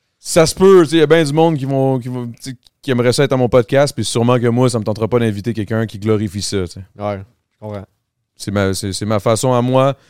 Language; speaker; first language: French; native; French